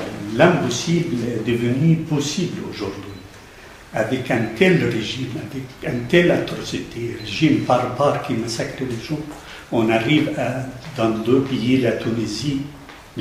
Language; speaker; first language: French; non-native, fluent; Arabic